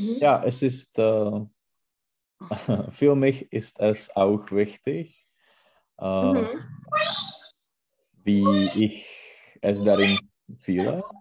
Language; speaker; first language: German; non-native, learner; Czech